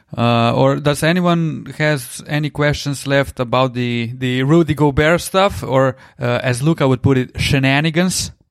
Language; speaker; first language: English; non-native, fluent; Slovenian